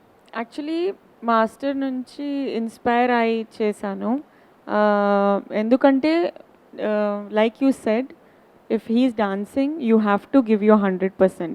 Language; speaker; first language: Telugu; non-native, fluent; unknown